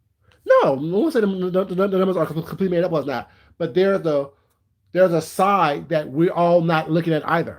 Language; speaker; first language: English; native; English